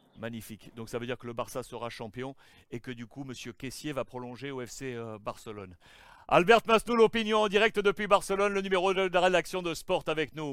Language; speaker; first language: French; native; French